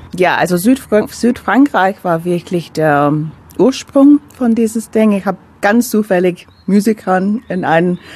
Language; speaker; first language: German; non-native, fluent; English